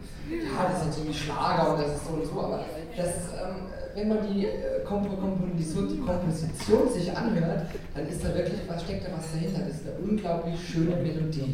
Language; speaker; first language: German; native; German